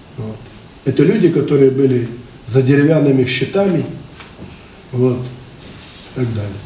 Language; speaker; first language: Russian; non-native, local second language; Ukrainian